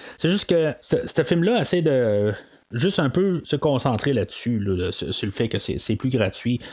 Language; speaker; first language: French; native; French